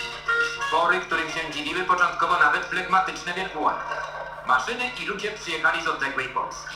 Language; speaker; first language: Polish; native; Polish